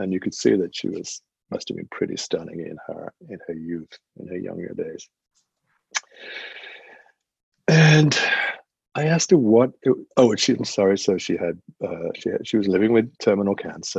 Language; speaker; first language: English; native; English